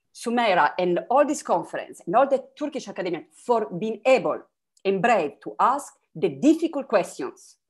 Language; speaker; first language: English; non-native, fluent; Italian